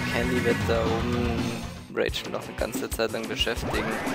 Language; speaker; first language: German; native; German